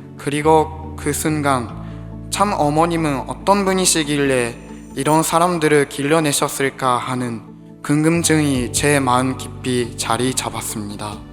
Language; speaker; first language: Korean; non-native, fluent; Japanese